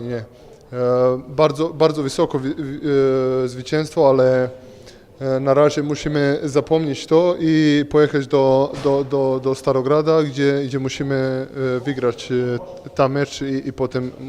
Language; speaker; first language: Polish; non-native, learner; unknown